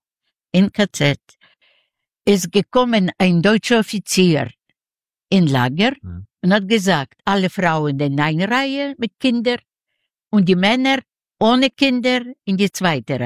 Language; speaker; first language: German; non-native, learner; Yiddish